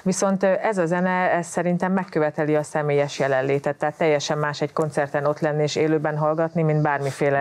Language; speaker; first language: Hungarian; native; Hungarian